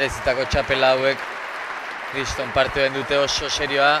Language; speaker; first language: Basque; native; Basque